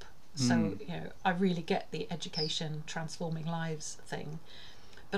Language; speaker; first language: English; native; English